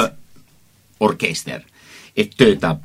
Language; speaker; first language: Estonian; non-native, learner; Italian